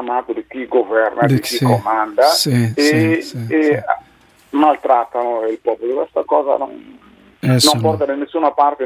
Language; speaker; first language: Italian; non-native, fluent; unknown